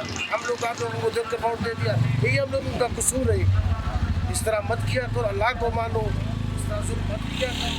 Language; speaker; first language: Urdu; non-native, local second language; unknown